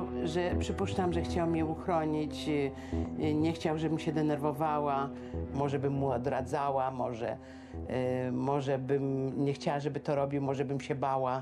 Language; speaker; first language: Polish; native; Polish